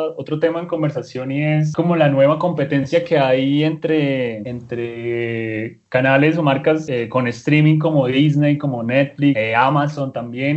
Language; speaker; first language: Spanish; native; Spanish